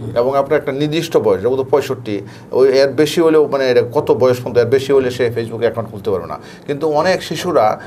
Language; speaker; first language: Bangla; native; Bangla